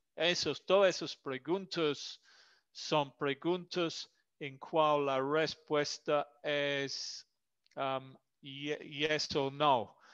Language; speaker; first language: Spanish; non-native, fluent; English